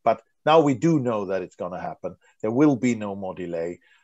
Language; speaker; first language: English; non-native, fluent; Swedish